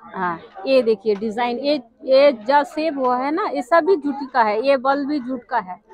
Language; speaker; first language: Hindi; non-native, local second language; Bangla